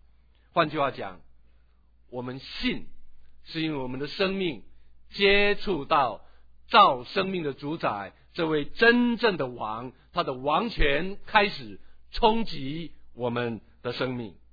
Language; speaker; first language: Chinese; native; Chinese